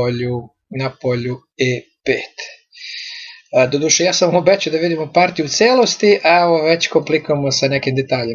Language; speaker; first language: Serbian; native; Serbian